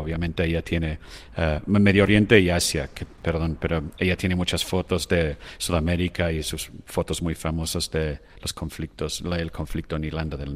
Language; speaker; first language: Spanish; non-native, fluent; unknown